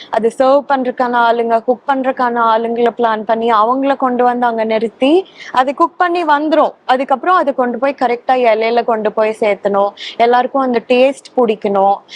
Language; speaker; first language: Tamil; native; Tamil